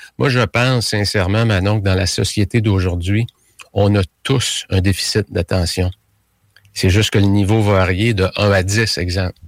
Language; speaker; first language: French; native; French